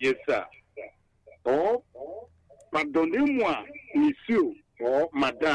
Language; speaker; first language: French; non-native, learner; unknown